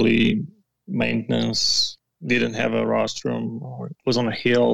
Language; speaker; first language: English; non-native, fluent; Portuguese